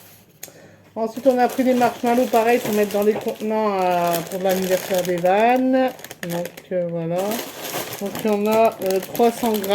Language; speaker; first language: French; native; French